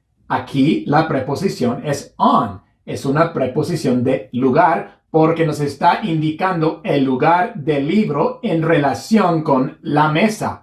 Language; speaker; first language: Spanish; non-native, fluent; English